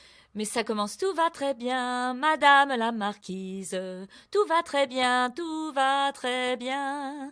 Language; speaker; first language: French; native; French